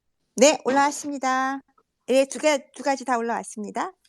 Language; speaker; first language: Korean; native; Korean